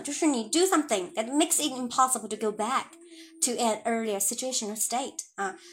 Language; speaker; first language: English; non-native, fluent; Chinese